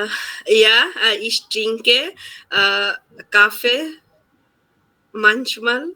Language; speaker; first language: German; non-native, learner; Bangla